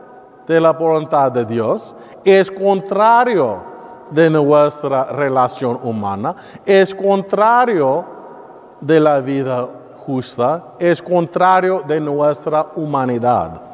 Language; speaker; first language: Spanish; non-native, learner; English